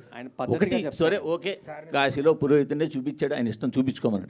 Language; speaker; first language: Telugu; native; Telugu